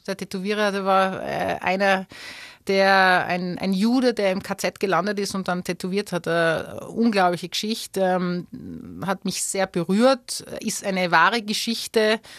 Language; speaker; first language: German; native; German